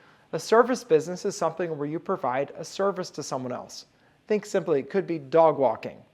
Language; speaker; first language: English; native; English